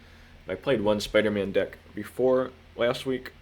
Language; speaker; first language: English; native; English